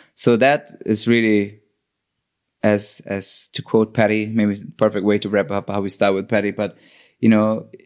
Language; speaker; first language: English; non-native, fluent; German